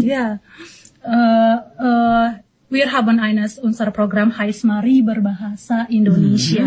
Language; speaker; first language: German; non-native, learner; Indonesian